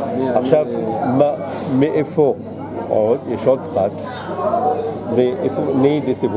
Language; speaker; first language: Hebrew; non-native, fluent; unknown